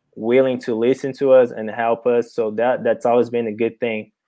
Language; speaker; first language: English; non-native, fluent; Portuguese